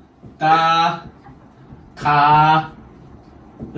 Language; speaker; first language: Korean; non-native, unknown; Japanese